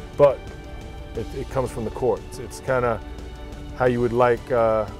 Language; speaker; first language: English; native; English